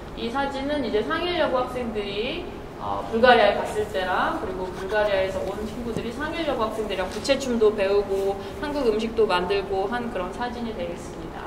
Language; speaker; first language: Korean; native; Korean